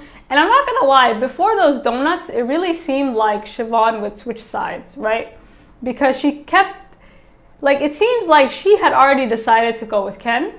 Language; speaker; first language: English; native; English